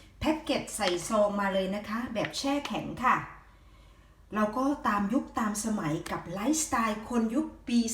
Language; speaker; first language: Thai; native; Thai